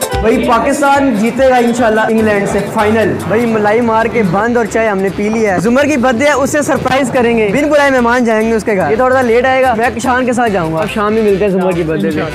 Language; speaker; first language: Urdu; non-native, local second language; Punjabi